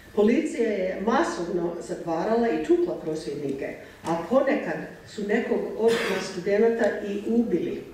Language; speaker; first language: Croatian; non-native, fluent; English